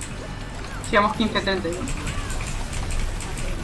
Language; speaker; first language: Spanish; native; Spanish